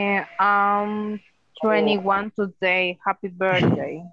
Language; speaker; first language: English; non-native, learner; Spanish